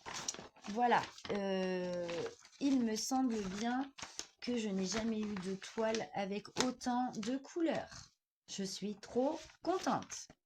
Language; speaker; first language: French; native; French